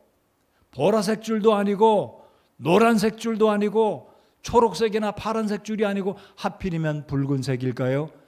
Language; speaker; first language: Korean; native; Korean